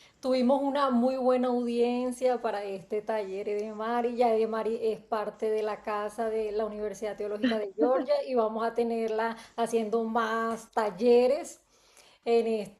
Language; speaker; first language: Spanish; native; Spanish